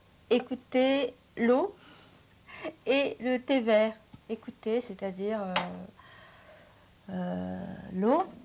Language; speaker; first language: French; non-native, fluent; Japanese